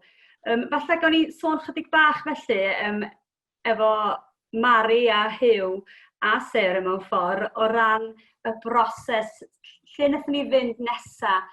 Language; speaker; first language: Welsh; native; Welsh